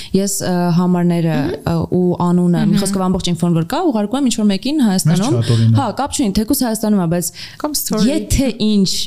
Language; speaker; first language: Armenian; native; Armenian